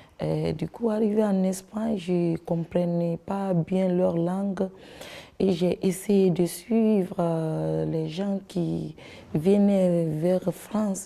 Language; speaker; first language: French; non-native, local second language; Fula